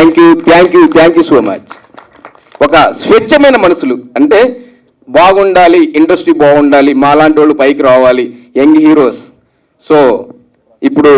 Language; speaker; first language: Telugu; native; Telugu